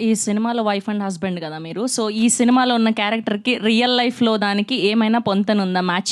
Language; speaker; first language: Telugu; native; Telugu